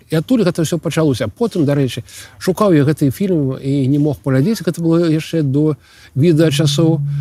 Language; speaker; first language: Belarusian; non-native, local second language; Russian